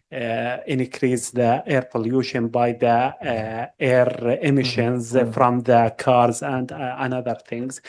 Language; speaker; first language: English; non-native, learner; Arabic